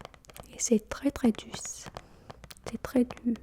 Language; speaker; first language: French; non-native, fluent; English